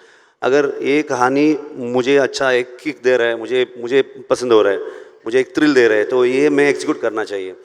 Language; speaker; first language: Hindi; non-native, local second language; Kannada